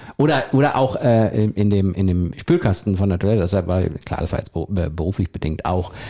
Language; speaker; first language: German; native; German